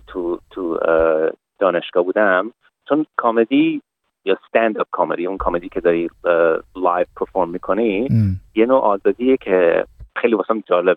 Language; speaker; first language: Persian; early bilingual, heritage; Persian